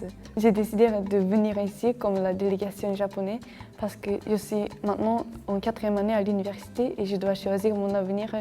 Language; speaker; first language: French; non-native, learner; Japanese